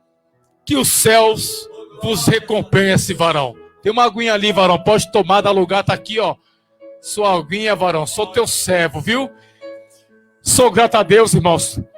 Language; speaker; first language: Portuguese; native; Portuguese